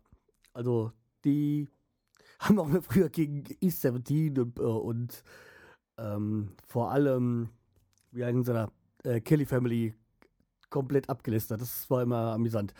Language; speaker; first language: German; native; German